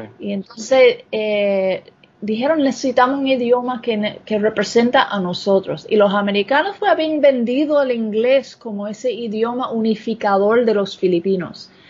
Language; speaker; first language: Spanish; non-native, fluent; English